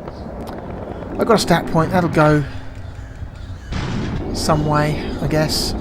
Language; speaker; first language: English; native; English